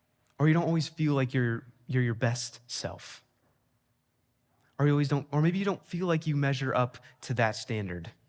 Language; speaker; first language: English; native; English